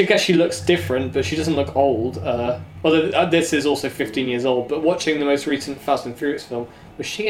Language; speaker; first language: English; native; English